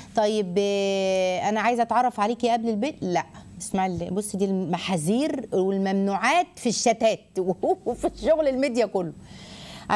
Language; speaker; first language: Arabic; native; Arabic